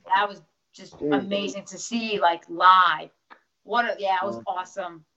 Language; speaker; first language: English; early bilingual, other home language; Russian